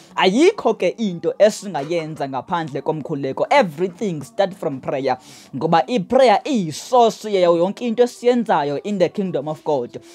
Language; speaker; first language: Zulu; non-native, local second language; Xhosa